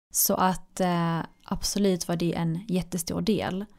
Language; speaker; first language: Swedish; early bilingual, other home language; Arabic